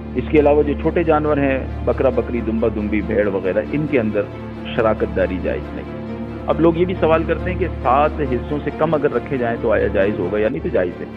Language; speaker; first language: Urdu; native; Urdu